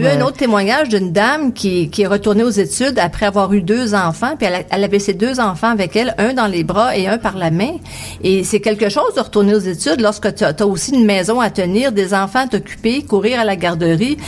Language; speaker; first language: French; native; French